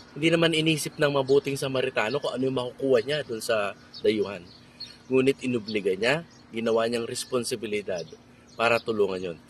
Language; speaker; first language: Filipino; native; Filipino